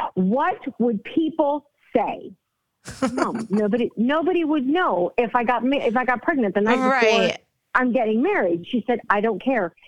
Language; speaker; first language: English; native; English